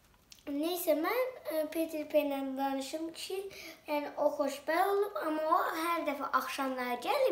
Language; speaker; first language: Turkish; non-native, learner; Azerbaijani